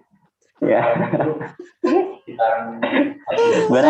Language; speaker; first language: English; non-native, learner; Indonesian